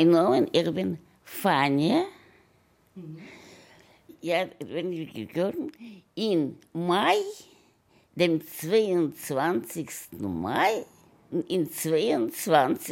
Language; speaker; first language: German; non-native, learner; Yiddish